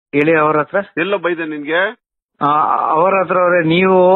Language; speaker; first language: Kannada; native; Kannada